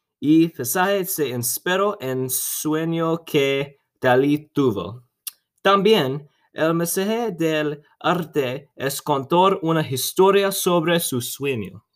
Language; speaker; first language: Spanish; non-native, learner; English